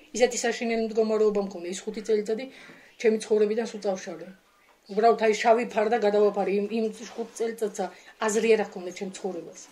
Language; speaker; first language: Georgian; native; Georgian